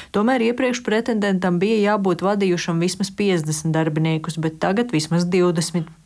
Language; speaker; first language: Latvian; native; Latvian